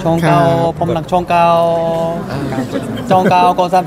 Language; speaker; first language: Thai; non-native, learner; Korean